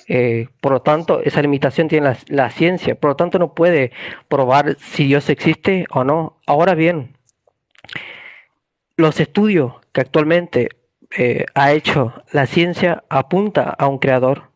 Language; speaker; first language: Spanish; native; Spanish